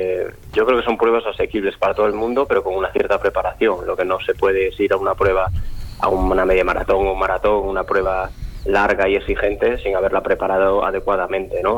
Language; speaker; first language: Spanish; native; Spanish